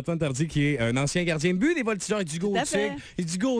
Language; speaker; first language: French; native; French